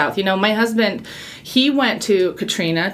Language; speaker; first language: English; non-native, fluent; Russian